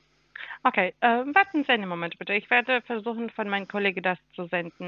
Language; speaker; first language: German; non-native, learner; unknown